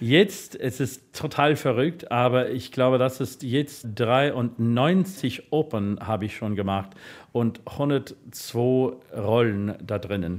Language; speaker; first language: German; non-native, fluent; English